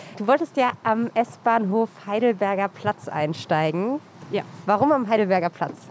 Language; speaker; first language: German; native; German